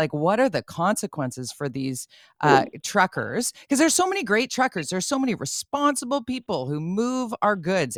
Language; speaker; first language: English; native; English